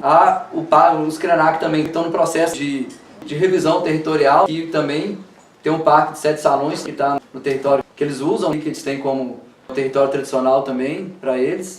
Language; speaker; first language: Portuguese; native; Portuguese